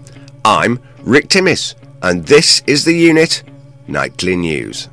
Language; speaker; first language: English; native; English